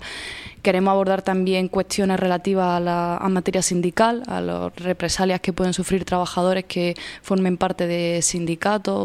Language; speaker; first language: Spanish; native; Spanish